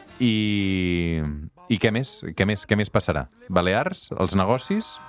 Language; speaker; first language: Catalan; native; Catalan